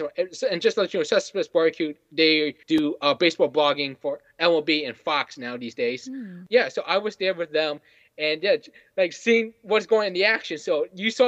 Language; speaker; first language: English; native; English